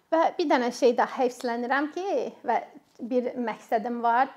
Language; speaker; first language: Azerbaijani; non-native, fluent; English